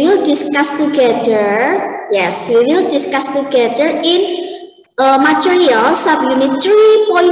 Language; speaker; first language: English; non-native, learner; Indonesian